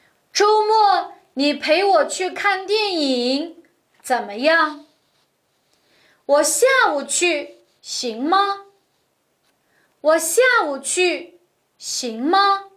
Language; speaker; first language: Chinese; non-native, local second language; Uyghur